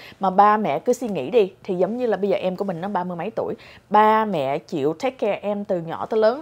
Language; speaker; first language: Vietnamese; early bilingual, heritage; Vietnamese